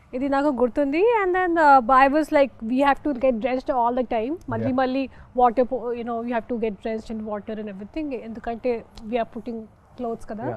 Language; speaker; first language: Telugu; non-native, fluent; Hindi